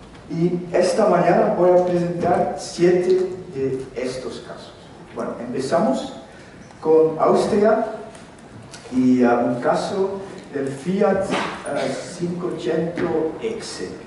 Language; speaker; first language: Spanish; non-native, learner; Dutch